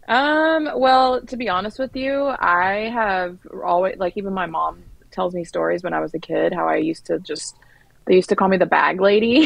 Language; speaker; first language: English; native; English